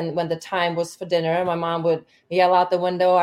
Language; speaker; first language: English; non-native, fluent; Czech